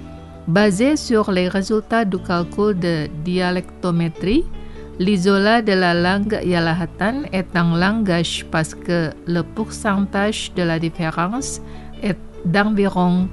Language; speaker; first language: French; non-native, fluent; Indonesian